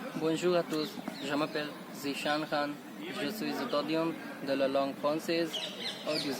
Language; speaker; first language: French; non-native, learner; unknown